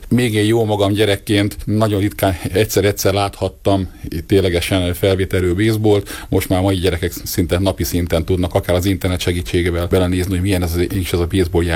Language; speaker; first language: Hungarian; native; Hungarian